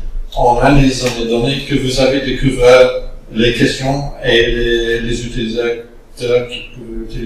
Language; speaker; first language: French; non-native, fluent; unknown